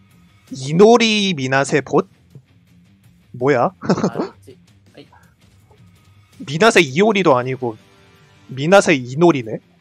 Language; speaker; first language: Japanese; non-native, learner; Korean